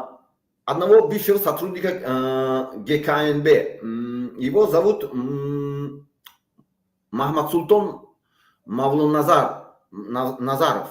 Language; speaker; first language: Russian; non-native, local second language; Tajik